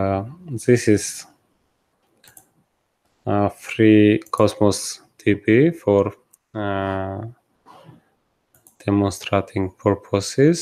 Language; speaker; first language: English; non-native, fluent; Georgian